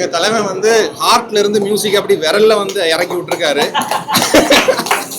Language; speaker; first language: Tamil; native; Tamil